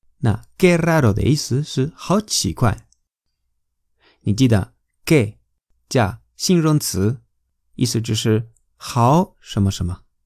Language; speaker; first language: Chinese; non-native, fluent; Spanish